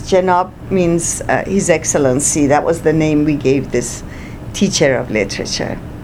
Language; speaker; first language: English; non-native, fluent; Persian